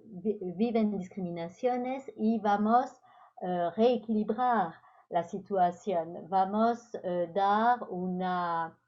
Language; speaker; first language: Spanish; non-native, learner; French